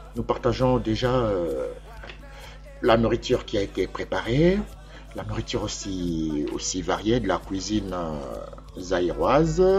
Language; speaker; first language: French; non-native, local second language; Lingala